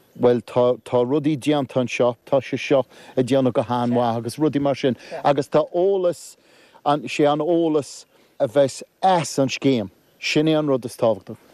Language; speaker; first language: Irish; native; Irish